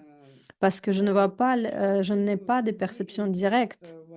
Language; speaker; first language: French; non-native, fluent; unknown